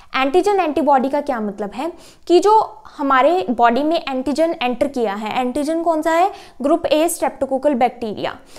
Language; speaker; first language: Hindi; native; Hindi